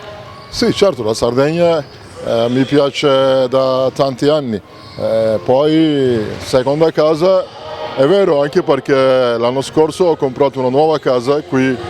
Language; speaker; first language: Italian; non-native, fluent; Turkish